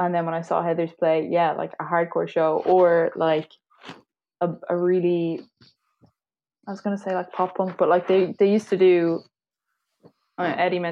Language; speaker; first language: English; native; English